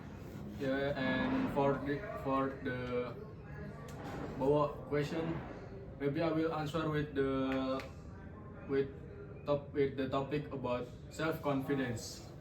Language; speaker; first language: English; non-native, learner; Indonesian